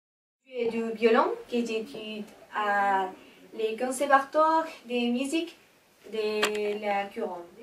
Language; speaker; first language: French; non-native, learner; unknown